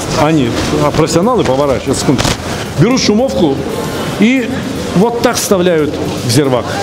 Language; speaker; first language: Russian; native; Russian